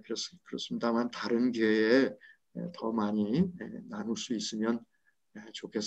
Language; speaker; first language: Korean; native; Korean